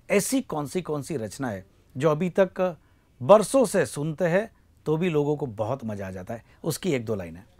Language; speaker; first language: Hindi; non-native, local second language; Gujarati